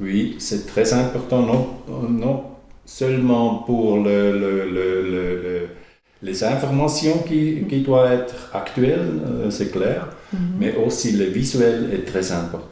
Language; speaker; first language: French; non-native, learner; German